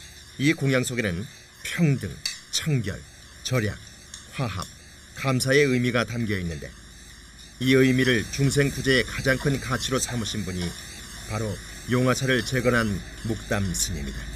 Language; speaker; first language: Korean; native; Korean